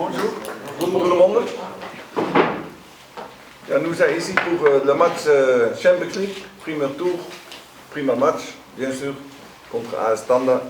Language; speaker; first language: French; non-native, learner; Dutch